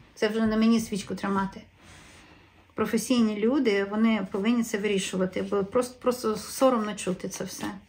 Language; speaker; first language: Ukrainian; native; Ukrainian